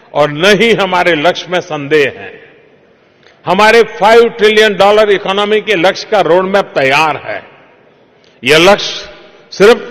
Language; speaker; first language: Hindi; non-native, local second language; Gujarati